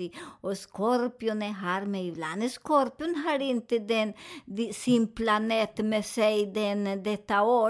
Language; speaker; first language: Swedish; non-native, learner; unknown